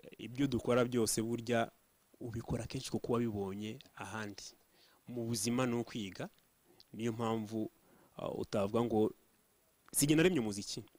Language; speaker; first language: Kinyarwanda; native; Kinyarwanda